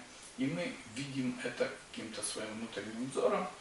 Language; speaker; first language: Russian; native; Russian